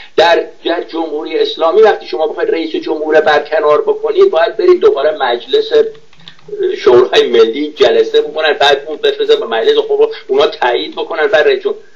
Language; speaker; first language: Persian; native; Persian